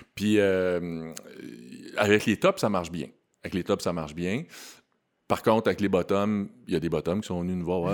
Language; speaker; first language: French; native; French